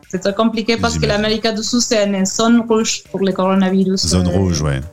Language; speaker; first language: French; non-native, learner; Spanish